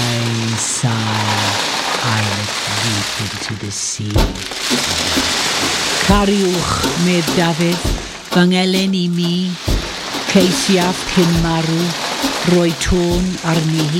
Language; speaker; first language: English; native; English